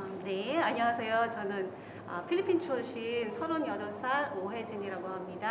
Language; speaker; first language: Korean; non-native, fluent; Filipino